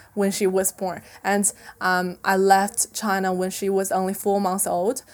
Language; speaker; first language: English; non-native, fluent; Chinese